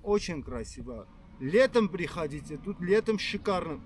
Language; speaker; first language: Russian; non-native, fluent; Armenian